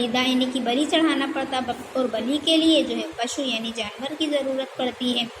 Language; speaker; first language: Hindi; non-native, local second language; Gujarati